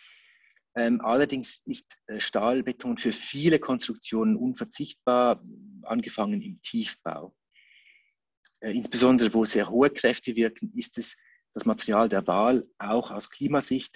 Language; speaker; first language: German; native; German